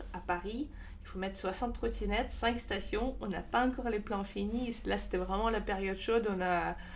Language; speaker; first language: French; non-native, fluent; Russian